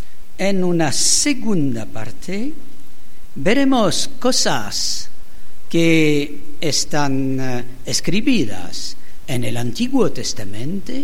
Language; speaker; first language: Spanish; non-native, fluent; French